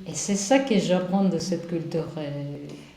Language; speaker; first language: French; non-native, learner; Spanish